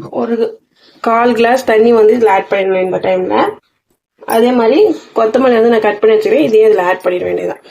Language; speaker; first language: Tamil; native; Tamil